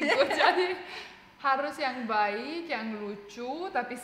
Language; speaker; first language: Indonesian; non-native, fluent; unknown